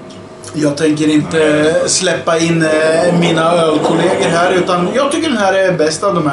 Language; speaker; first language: Swedish; native; Swedish